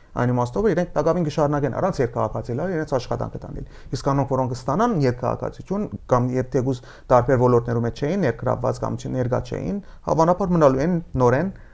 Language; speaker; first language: Armenian; early bilingual, heritage; Armenian